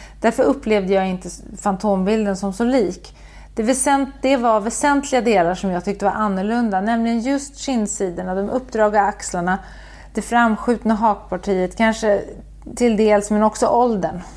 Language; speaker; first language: Swedish; native; Swedish